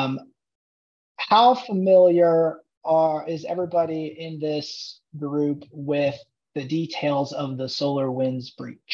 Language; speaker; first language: English; native; English